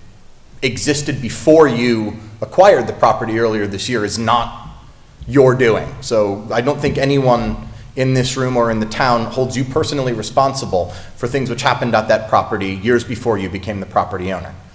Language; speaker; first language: English; native; English